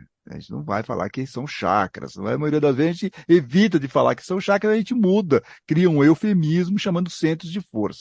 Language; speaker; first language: Portuguese; native; Portuguese